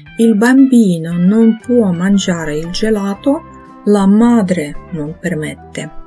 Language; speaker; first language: Italian; non-native, fluent; Ukrainian